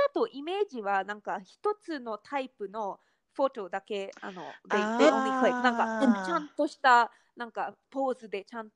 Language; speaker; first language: Japanese; non-native, fluent; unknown